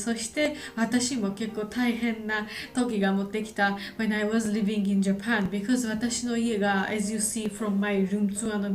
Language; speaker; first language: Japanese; non-native, learner; Georgian